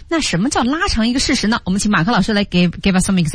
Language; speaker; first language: Chinese; native; Chinese